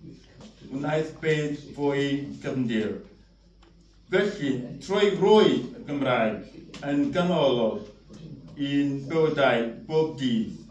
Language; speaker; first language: Welsh; non-native, fluent; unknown